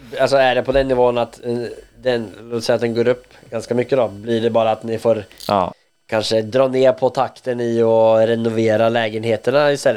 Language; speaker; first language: Swedish; native; Swedish